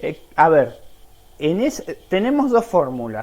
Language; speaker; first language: Spanish; native; Spanish